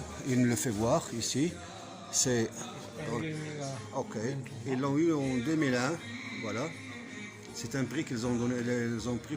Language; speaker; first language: French; non-native, fluent; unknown